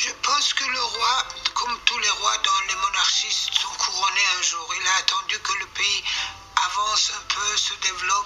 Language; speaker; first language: French; non-native, fluent; Persian